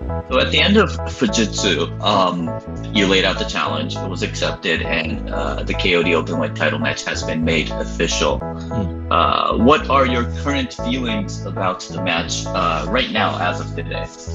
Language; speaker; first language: English; non-native, fluent; Japanese